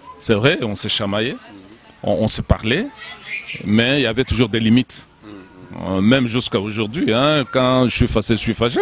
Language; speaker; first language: French; non-native, local second language; Lingala